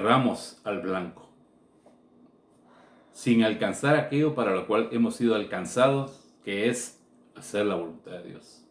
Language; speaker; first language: Spanish; native; Spanish